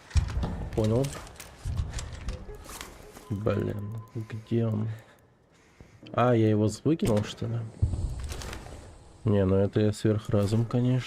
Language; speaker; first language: Russian; native; Russian